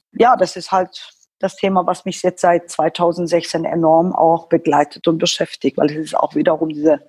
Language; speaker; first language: German; non-native, fluent; Persian